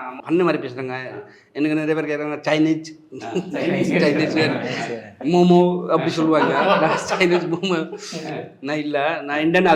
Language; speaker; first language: Tamil; non-native, learner; Hindi